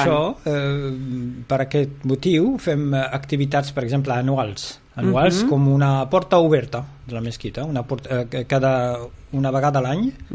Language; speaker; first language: Catalan; non-native, fluent; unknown